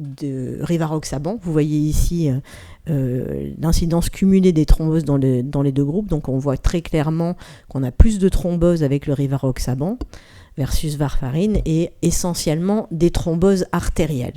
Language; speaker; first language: French; native; French